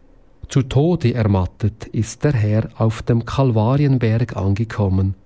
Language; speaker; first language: German; native; German